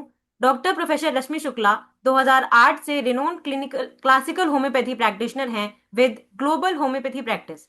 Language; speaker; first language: Hindi; native; Hindi